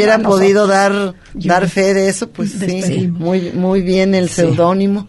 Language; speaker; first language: Spanish; native; Spanish